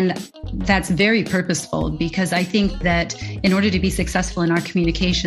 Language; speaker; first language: English; native; English